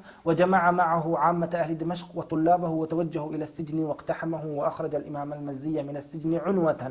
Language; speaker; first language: Arabic; native; Arabic